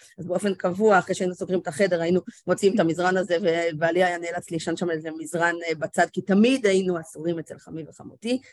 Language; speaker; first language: Hebrew; native; Hebrew